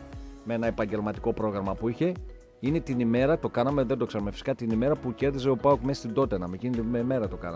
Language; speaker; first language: Greek; native; Greek